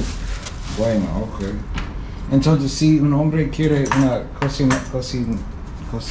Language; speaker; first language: Spanish; non-native, learner; English